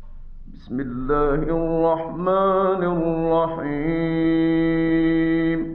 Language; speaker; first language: Arabic; native; Arabic